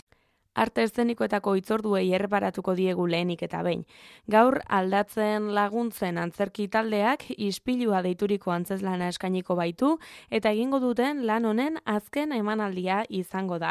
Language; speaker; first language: Basque; native; Basque